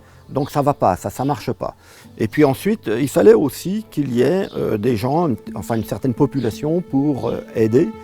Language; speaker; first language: French; native; French